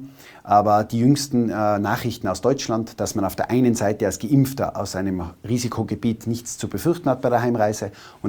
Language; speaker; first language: German; native; German